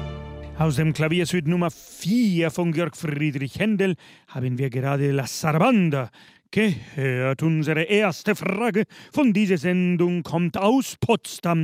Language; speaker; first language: German; non-native, fluent; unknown